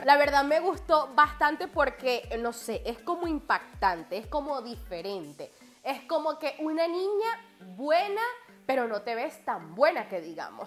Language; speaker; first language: Spanish; native; Spanish